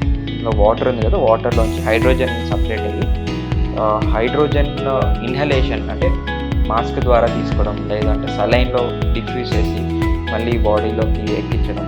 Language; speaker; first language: Telugu; native; Telugu